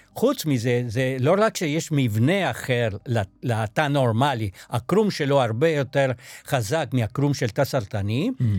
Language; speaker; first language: Hebrew; non-native, fluent; Spanish